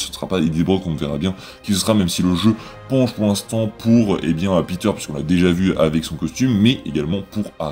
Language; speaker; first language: French; native; French